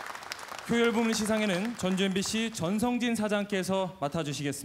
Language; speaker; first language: Korean; native; Korean